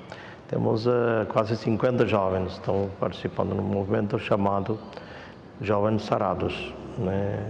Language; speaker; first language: Portuguese; non-native, fluent; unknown